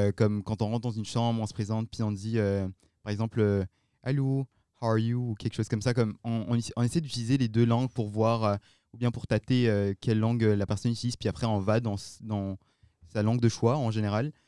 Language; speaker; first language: French; non-native, local second language; Malagasy